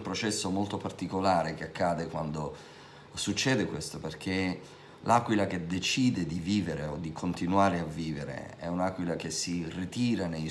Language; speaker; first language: Italian; native; Italian